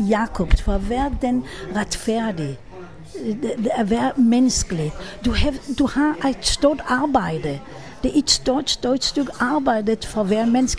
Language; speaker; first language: Danish; non-native, fluent; Hebrew